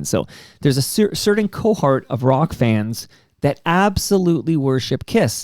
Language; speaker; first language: English; native; English